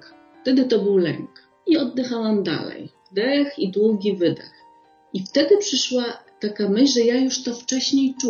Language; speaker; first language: Polish; native; Polish